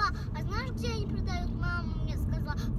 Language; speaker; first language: Russian; early bilingual, heritage; Russian